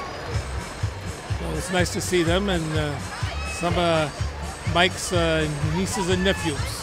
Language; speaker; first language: English; early bilingual, other home language; French